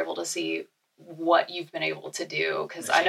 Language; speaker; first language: English; native; English